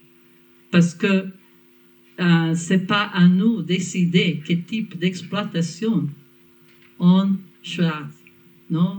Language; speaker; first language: French; non-native, fluent; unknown